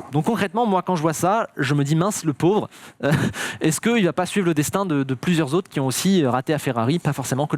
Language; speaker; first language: French; native; French